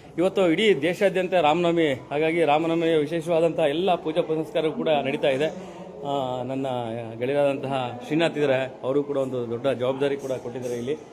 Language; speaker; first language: Kannada; native; Kannada